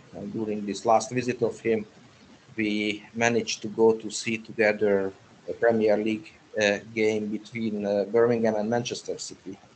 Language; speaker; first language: English; non-native, fluent; Hungarian